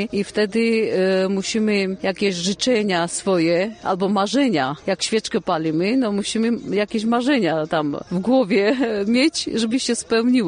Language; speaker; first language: Polish; non-native, fluent; Armenian